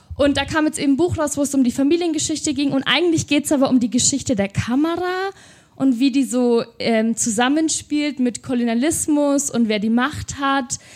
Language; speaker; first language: German; native; German